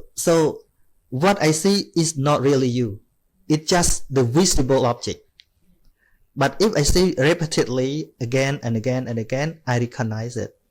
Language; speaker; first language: English; non-native, fluent; Khmer